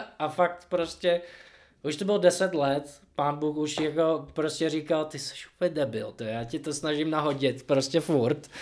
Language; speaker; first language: Czech; non-native, fluent; English